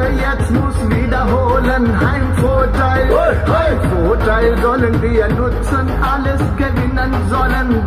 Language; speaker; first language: German; non-native, learner; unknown